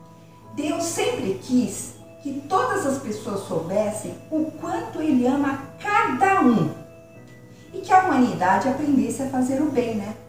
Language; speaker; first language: Portuguese; native; Portuguese